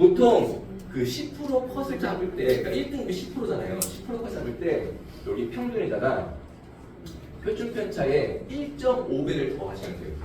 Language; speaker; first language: Korean; native; Korean